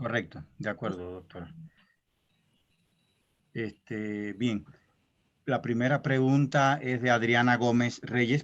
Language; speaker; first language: Spanish; native; Spanish